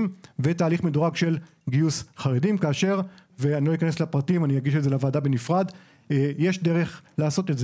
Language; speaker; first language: Hebrew; native; Hebrew